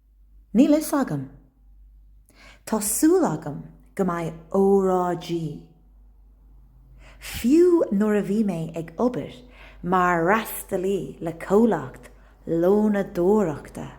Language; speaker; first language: Irish; non-native, local second language; English